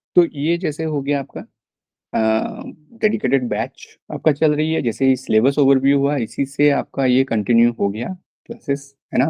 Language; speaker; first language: Hindi; non-native, local second language; Bangla